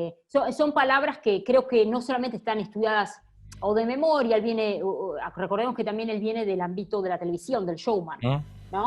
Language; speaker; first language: Spanish; native; Spanish